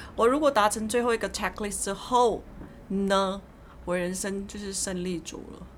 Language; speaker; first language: Chinese; early bilingual, heritage; Chinese